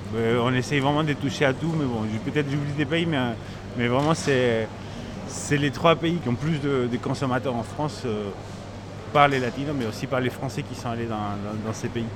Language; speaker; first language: French; non-native, fluent; Spanish